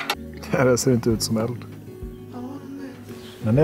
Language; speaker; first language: Swedish; native; Swedish